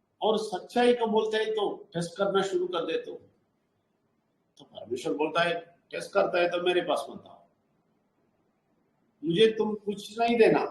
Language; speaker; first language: Hindi; non-native, local second language; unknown